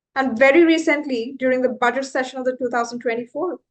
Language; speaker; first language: English; non-native, local second language; Telugu